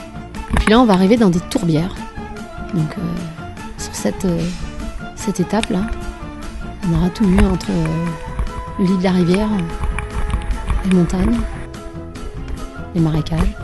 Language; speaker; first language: French; native; French